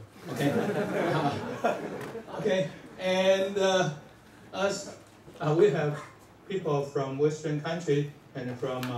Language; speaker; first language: English; non-native, fluent; Chinese